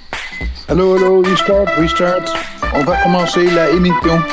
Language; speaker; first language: French; non-native, fluent; Dutch